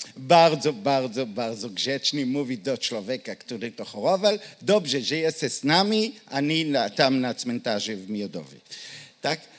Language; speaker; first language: Polish; non-native, learner; Hebrew